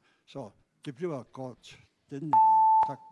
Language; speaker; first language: Danish; non-native, local second language; Kalaallisut